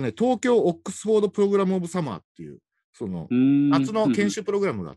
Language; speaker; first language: Japanese; native; Japanese